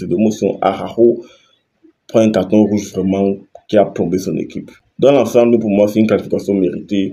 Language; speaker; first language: French; native; French